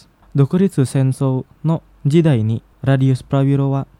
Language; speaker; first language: Japanese; non-native, fluent; Indonesian